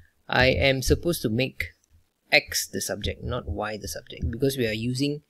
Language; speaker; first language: English; non-native, local second language; Malay